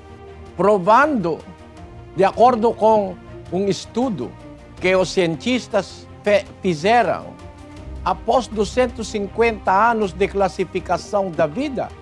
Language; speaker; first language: Portuguese; non-native, learner; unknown